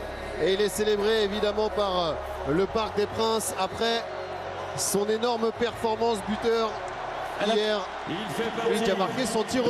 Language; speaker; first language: French; native; French